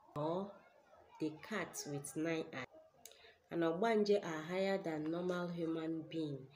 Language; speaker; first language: English; non-native, local second language; Igbo